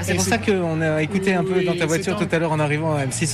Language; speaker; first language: French; native; French